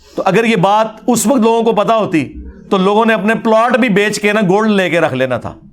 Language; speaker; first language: Urdu; non-native, local second language; Punjabi